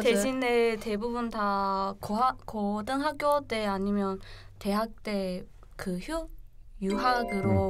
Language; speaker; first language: Korean; non-native, learner; Chinese